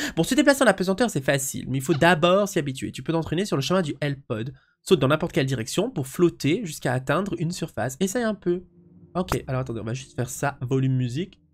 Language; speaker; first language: French; native; French